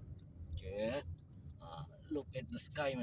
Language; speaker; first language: English; non-native, local second language; Malay